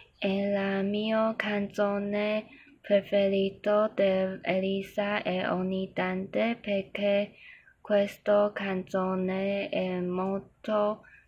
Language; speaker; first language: Italian; non-native, learner; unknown